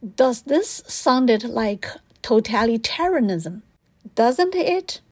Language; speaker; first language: English; non-native, fluent; Chinese